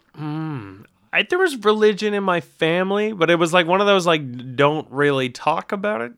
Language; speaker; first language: English; native; English